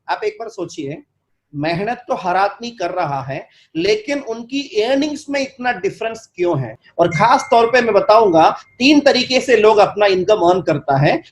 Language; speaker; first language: Hindi; non-native, local second language; Malayalam